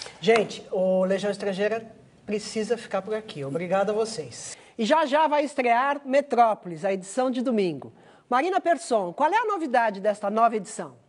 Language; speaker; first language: Portuguese; native; Portuguese